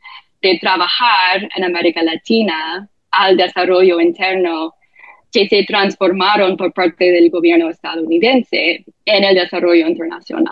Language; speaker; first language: Spanish; non-native, fluent; English